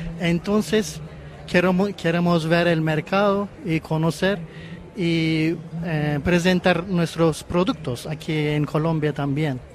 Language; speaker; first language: Spanish; non-native, learner; Turkish